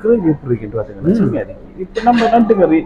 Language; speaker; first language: Tamil; native; Tamil